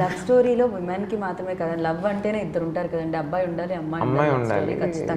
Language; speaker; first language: Telugu; native; Telugu